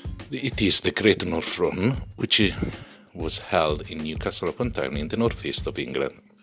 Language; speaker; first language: English; non-native, fluent; Italian